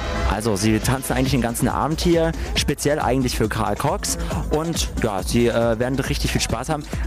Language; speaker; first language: German; native; German